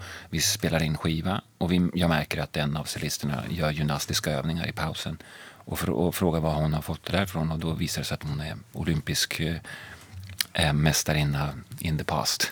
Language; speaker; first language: Swedish; native; Swedish